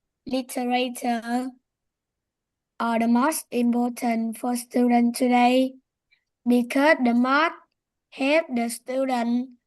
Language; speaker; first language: English; non-native, learner; Vietnamese